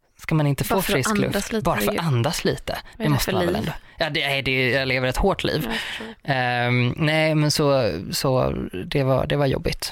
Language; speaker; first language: Swedish; native; Swedish